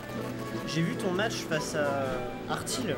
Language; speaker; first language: French; native; French